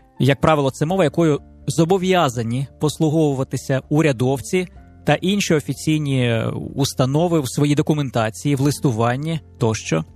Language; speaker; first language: Ukrainian; native; Ukrainian